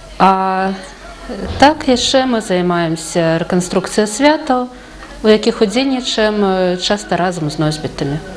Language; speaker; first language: Belarusian; non-native, local second language; Russian